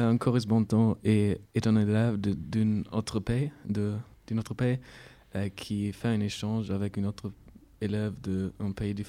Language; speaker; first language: French; non-native, learner; German